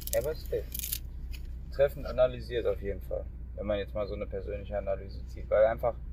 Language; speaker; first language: German; native; German